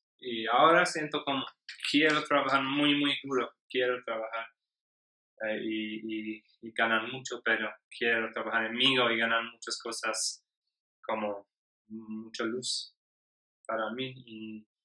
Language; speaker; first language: Spanish; non-native, learner; English